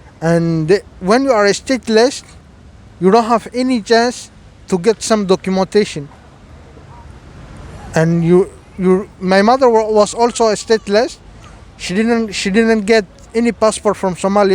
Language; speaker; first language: English; non-native, fluent; Somali